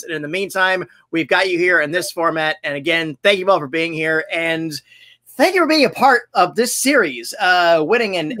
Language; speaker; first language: English; native; English